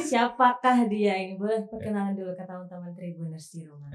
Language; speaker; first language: Indonesian; native; Indonesian